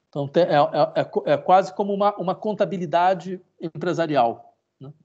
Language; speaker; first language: Portuguese; native; Portuguese